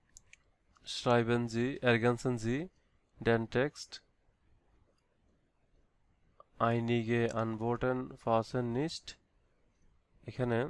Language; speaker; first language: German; non-native, learner; Bangla